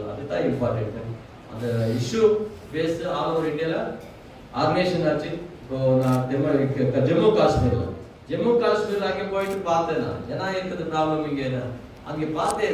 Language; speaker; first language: Tamil; non-native, learner; Kannada